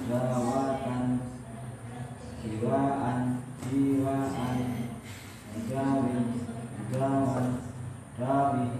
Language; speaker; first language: Arabic; non-native, learner; Indonesian